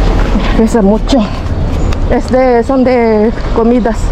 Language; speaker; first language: Spanish; non-native, fluent; Filipino